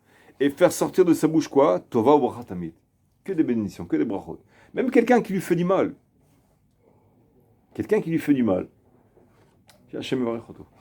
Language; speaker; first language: French; native; French